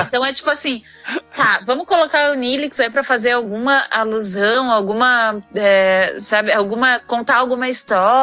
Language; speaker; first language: Portuguese; native; Portuguese